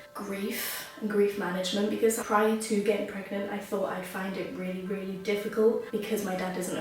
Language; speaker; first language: English; native; English